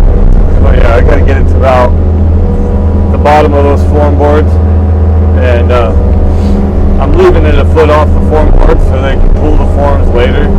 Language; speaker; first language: English; native; English